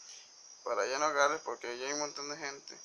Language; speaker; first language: Spanish; native; Spanish